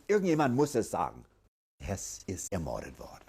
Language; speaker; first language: German; non-native, fluent; English